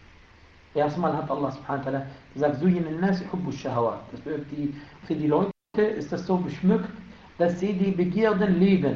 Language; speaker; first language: German; non-native, fluent; Arabic